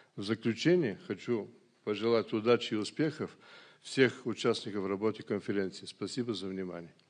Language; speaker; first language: Russian; non-native, fluent; Bulgarian